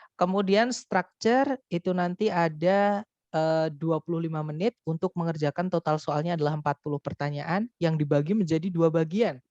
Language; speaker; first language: Indonesian; non-native, local second language; Javanese